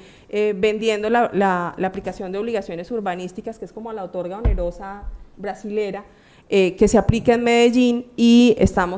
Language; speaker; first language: Spanish; native; Spanish